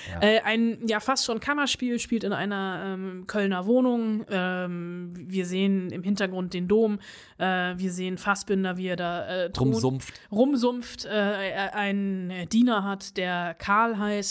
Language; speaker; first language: German; native; German